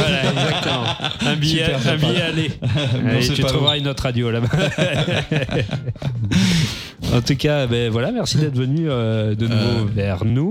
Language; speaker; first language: French; native; French